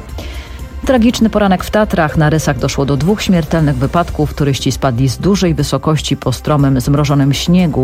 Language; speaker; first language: Polish; native; Polish